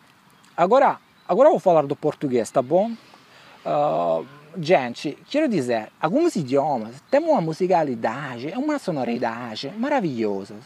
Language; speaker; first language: Portuguese; non-native, fluent; Italian